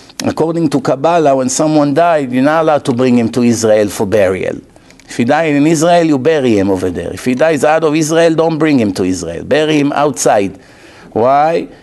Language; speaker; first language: English; non-native, fluent; Hebrew